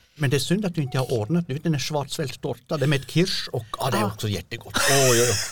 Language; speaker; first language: Swedish; non-native, fluent; French